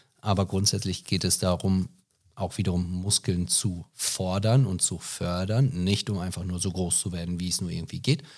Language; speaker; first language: German; non-native, fluent; English